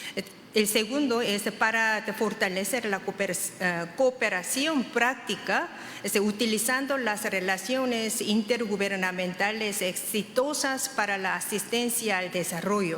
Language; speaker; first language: Spanish; non-native, fluent; Korean